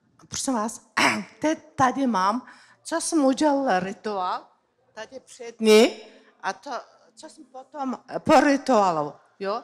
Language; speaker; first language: Czech; non-native, learner; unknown